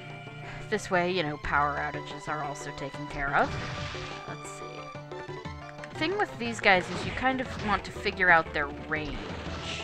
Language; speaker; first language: English; native; English